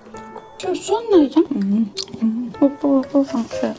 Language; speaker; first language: Chinese; non-native, learner; Korean